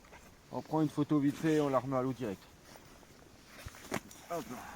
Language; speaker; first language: French; native; French